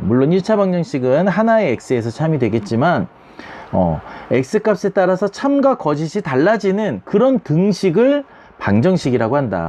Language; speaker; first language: Korean; native; Korean